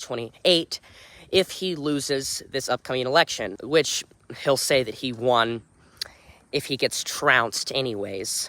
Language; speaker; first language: English; native; English